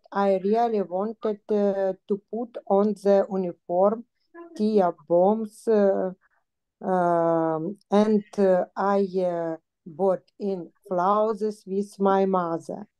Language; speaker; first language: English; non-native, learner; Russian